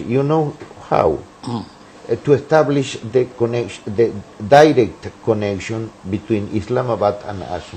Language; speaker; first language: English; non-native, learner; Spanish